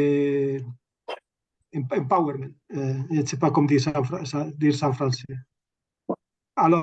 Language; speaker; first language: French; non-native, fluent; Catalan